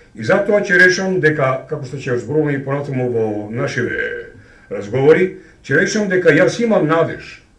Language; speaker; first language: Macedonian; native; Macedonian